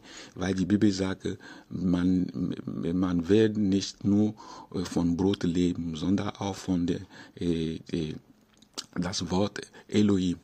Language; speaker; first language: German; non-native, fluent; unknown